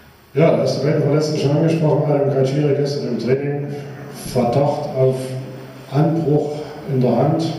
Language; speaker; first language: German; native; German